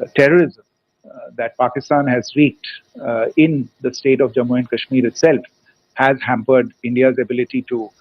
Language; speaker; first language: English; non-native, local second language; Hindi